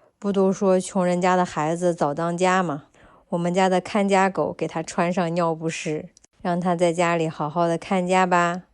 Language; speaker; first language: Chinese; native; Chinese